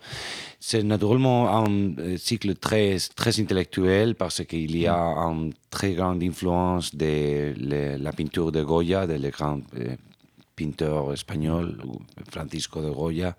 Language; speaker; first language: French; non-native, fluent; Spanish